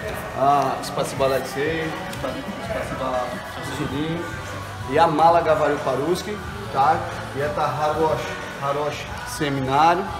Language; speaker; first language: Russian; non-native, learner; Portuguese